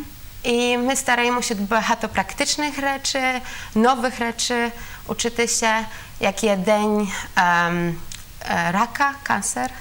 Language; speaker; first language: Ukrainian; non-native, learner; Polish